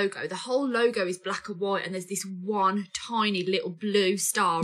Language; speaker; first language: English; native; English